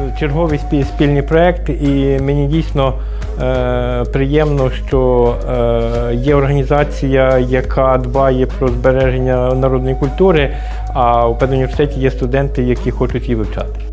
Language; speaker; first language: Ukrainian; native; Ukrainian